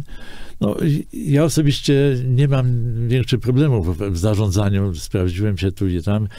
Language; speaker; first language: Polish; native; Polish